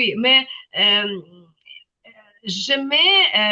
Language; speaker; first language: French; non-native, fluent; Ukrainian